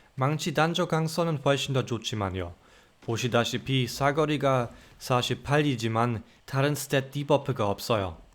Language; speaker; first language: Korean; non-native, fluent; German